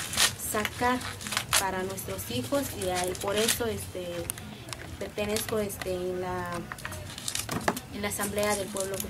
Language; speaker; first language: Spanish; non-native, local second language; Zapotec